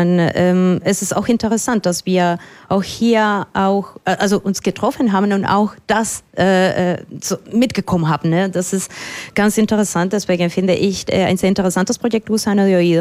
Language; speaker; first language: German; non-native, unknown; Spanish